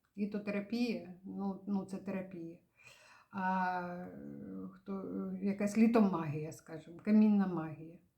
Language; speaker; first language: Ukrainian; native; Ukrainian